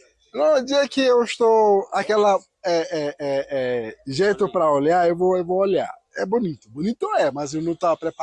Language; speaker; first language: Portuguese; non-native, learner; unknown